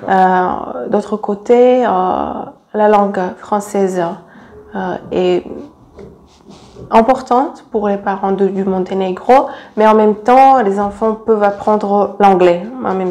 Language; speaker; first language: French; non-native, fluent; Serbian